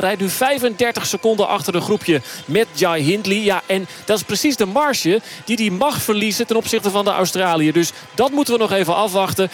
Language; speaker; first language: Dutch; native; Dutch